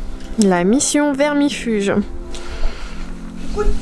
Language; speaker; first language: French; native; French